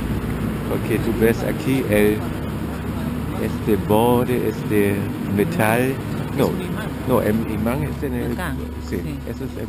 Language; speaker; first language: Spanish; non-native, fluent; German